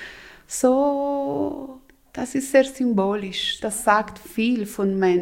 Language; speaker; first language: German; non-native, local second language; Italian